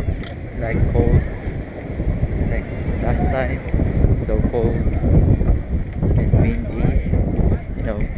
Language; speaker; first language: English; non-native, local second language; Filipino